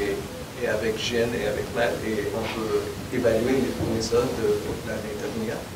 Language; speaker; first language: French; non-native, learner; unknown